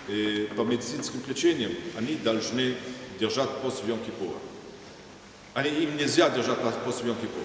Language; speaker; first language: Russian; non-native, fluent; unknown